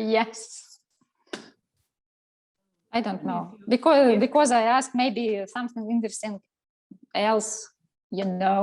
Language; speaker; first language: English; non-native, learner; Russian